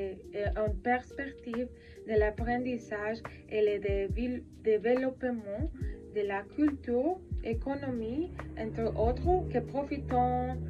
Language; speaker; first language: French; non-native, learner; Spanish